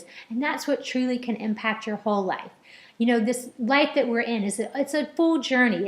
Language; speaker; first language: English; native; English